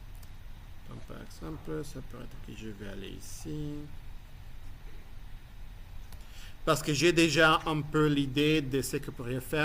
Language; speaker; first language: French; non-native, fluent; Spanish